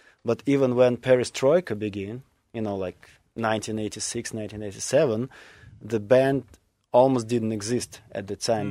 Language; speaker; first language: English; non-native, fluent; Russian